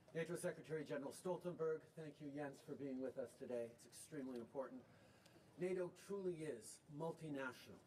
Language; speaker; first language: English; early bilingual, other home language; French